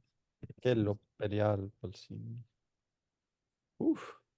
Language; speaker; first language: Finnish; non-native, learner; English